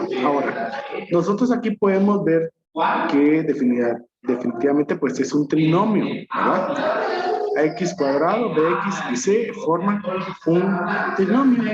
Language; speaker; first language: Spanish; native; Spanish